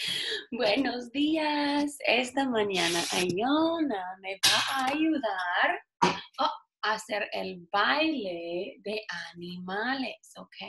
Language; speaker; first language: Spanish; non-native, fluent; English